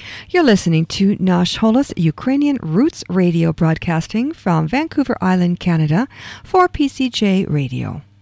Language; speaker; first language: English; early bilingual, other home language; Ukrainian